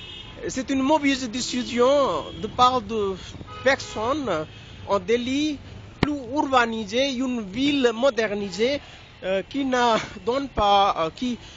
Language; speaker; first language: French; non-native, learner; Hindi